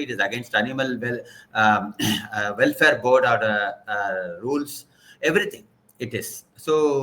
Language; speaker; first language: English; non-native, local second language; Tamil